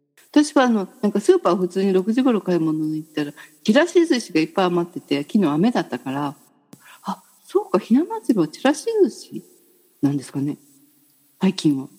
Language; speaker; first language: Japanese; native; Japanese